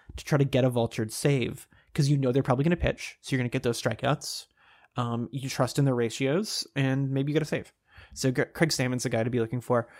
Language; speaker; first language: English; native; English